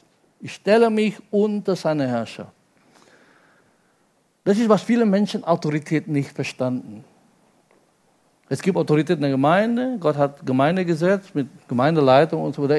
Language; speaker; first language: German; non-native, fluent; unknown